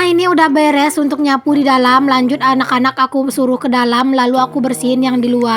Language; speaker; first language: Indonesian; native; Indonesian